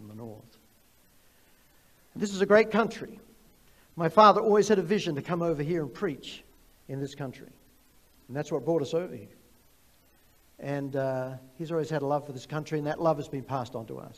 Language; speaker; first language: English; native; English